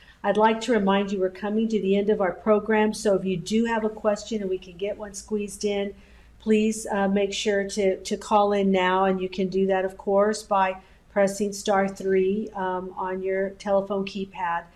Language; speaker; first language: English; native; English